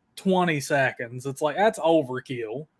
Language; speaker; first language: English; native; English